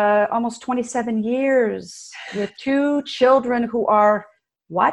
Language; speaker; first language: English; early bilingual, other home language; French